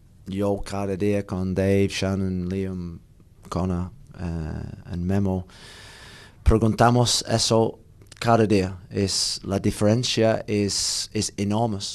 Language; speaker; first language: Spanish; non-native, learner; English